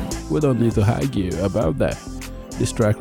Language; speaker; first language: English; non-native, local second language; Igbo